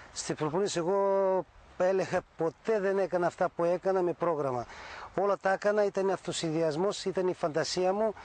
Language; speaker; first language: Greek; early bilingual, heritage; Greek